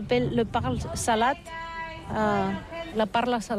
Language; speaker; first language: French; non-native, learner; Catalan